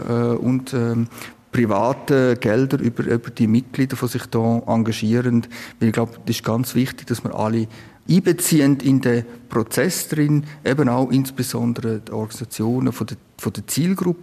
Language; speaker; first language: German; native; German